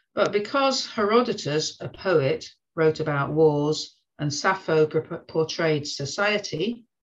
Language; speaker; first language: English; native; English